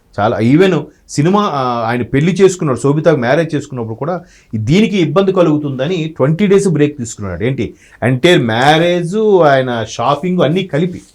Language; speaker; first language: Telugu; native; Telugu